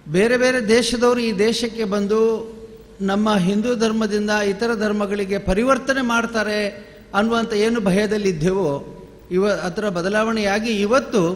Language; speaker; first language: Kannada; non-native, local second language; Tulu